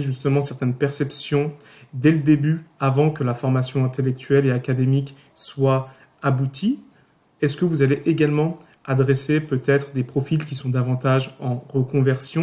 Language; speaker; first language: French; native; French